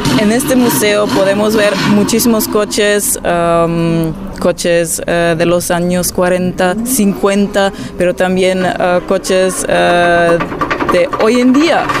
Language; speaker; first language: Spanish; non-native, fluent; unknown